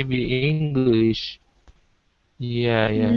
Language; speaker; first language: English; non-native, learner; Spanish